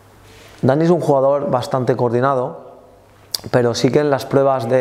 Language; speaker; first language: Spanish; native; Spanish